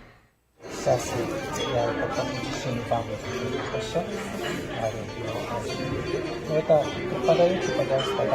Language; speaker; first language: Russian; non-native, learner; Korean